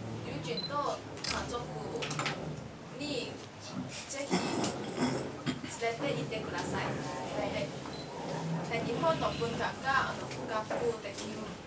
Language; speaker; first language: Japanese; non-native, learner; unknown